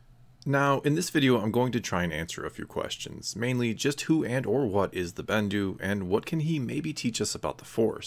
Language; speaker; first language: English; native; English